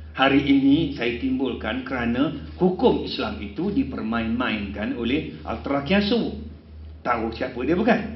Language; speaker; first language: Malay; non-native, local second language; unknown